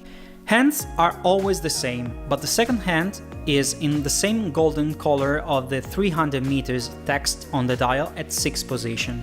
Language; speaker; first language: English; non-native, fluent; Italian